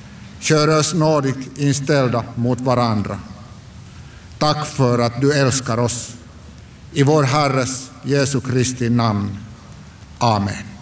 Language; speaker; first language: Swedish; non-native, local second language; Finnish